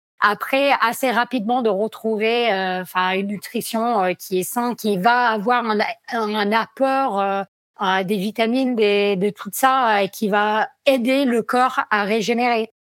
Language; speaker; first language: French; non-native, fluent; English